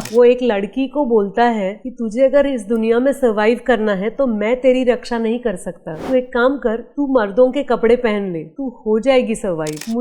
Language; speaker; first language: Hindi; non-native, local second language; Marathi